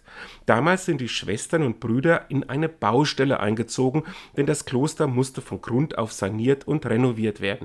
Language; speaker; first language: German; native; German